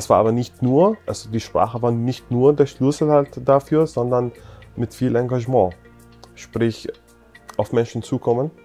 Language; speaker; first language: German; non-native, fluent; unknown